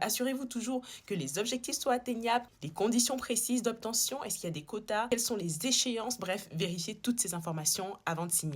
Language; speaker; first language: French; native; French